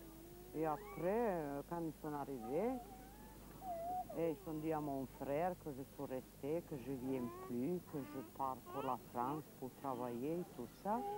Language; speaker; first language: French; non-native, learner; Serbian